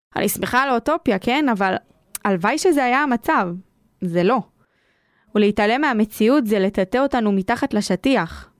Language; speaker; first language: Hebrew; native; Hebrew